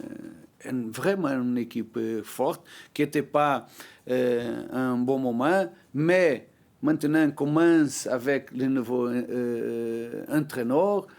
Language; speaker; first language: French; non-native, learner; Portuguese